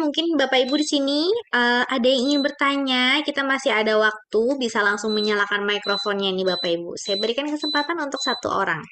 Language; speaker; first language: Indonesian; native; Indonesian